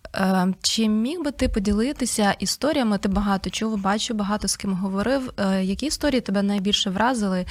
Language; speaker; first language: Ukrainian; native; Ukrainian